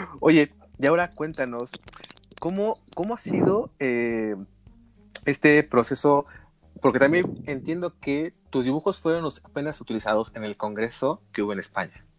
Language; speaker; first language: Spanish; native; Spanish